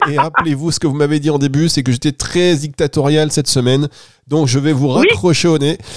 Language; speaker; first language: French; native; French